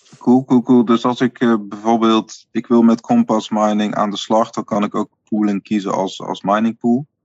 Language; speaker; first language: Dutch; native; Dutch